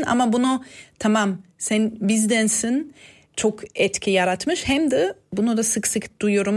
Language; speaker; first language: Turkish; non-native, fluent; German